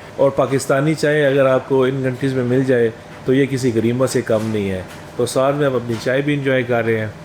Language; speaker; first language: Urdu; native; Urdu